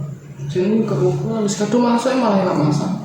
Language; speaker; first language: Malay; non-native, local second language; Javanese